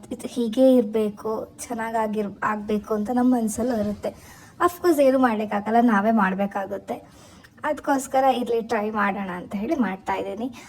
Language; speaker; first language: Kannada; native; Kannada